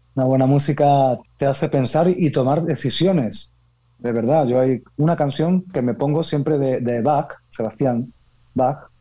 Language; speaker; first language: Spanish; native; Spanish